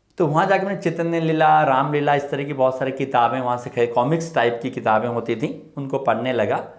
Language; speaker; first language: Hindi; early bilingual, other home language; Nepali